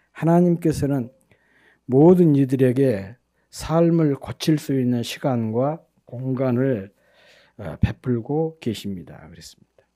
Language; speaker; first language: Korean; native; Korean